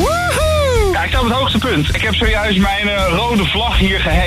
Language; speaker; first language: Dutch; native; Dutch